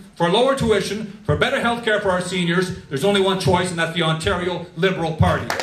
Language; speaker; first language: English; native; English